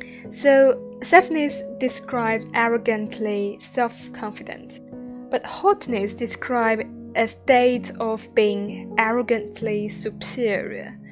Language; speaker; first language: English; non-native, fluent; Chinese